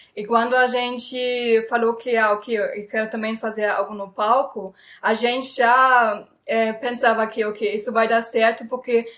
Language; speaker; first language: Portuguese; non-native, fluent; German